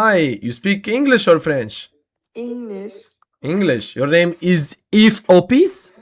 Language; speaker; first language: English; non-native, learner; Arabic